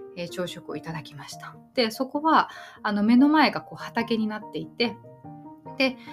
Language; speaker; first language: Japanese; native; Japanese